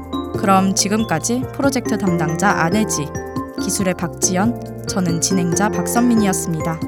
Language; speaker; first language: Korean; native; Korean